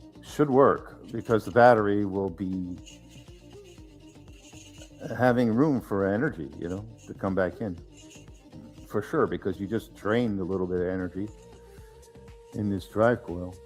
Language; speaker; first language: English; native; English